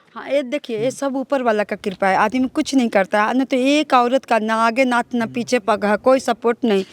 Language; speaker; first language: Hindi; native; Hindi